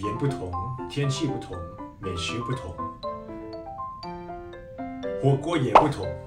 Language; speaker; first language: Chinese; non-native, fluent; Thai